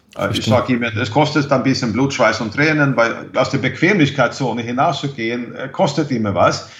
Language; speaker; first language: German; non-native, fluent; Swedish